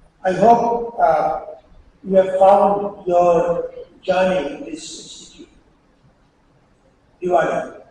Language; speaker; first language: English; non-native, local second language; Bangla